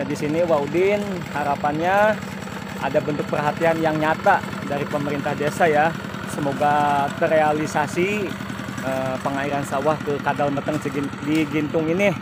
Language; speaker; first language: Indonesian; native; Indonesian